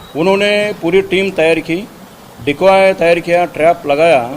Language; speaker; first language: Hindi; non-native, local second language; Marathi